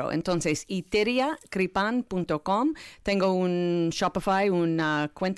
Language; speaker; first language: Spanish; non-native, learner; English